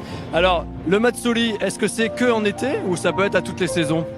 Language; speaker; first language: French; native; French